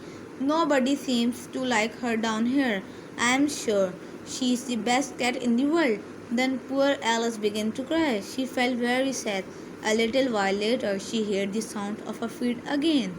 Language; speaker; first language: English; non-native, local second language; Urdu